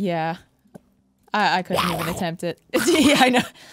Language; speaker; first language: English; native; English